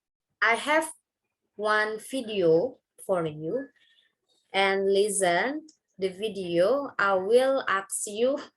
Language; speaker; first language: English; non-native, learner; Indonesian